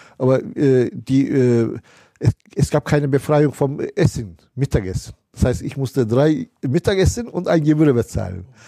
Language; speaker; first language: German; non-native, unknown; Turkish